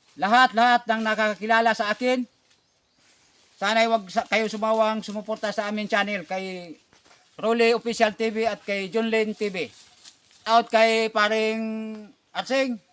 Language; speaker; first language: Filipino; non-native, local second language; Bikol